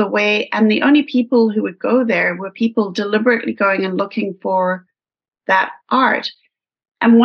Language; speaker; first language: English; native; English